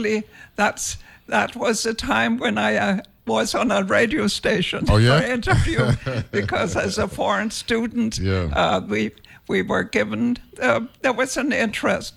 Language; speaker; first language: English; non-native, fluent; Danish